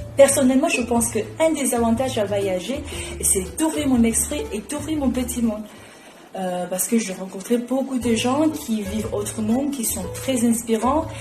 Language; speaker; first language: French; non-native, fluent; Chinese